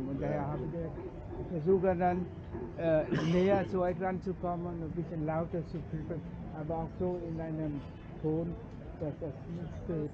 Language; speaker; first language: German; non-native, fluent; Vietnamese